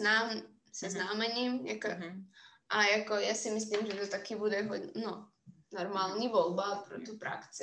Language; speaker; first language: Czech; non-native, fluent; Russian